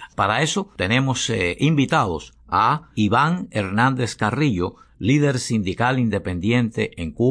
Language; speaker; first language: Spanish; native; Spanish